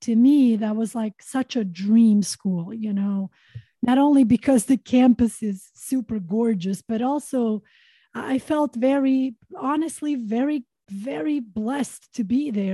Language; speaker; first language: English; non-native, fluent; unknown